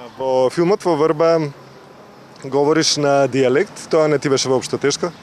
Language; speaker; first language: Macedonian; native; Macedonian